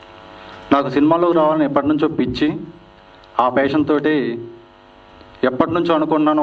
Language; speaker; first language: Telugu; native; Telugu